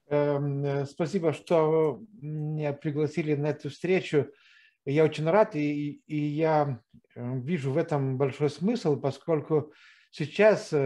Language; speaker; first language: Russian; non-native, fluent; Lithuanian